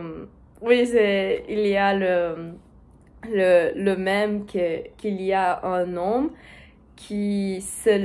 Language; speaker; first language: French; non-native, learner; Portuguese